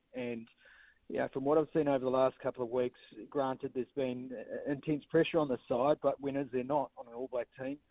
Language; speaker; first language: English; native; English